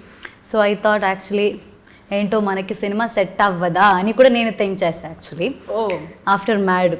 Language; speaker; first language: Telugu; non-native, learner; Malayalam